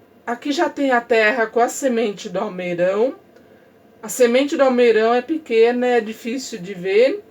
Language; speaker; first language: Portuguese; native; Portuguese